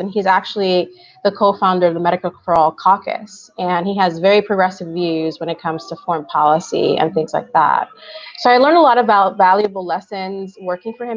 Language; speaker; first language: English; early bilingual, other home language; Spanish